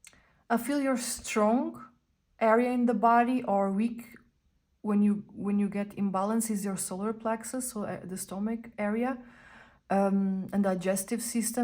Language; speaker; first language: English; non-native, fluent; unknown